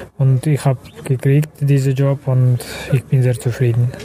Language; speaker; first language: German; non-native, learner; Kazakh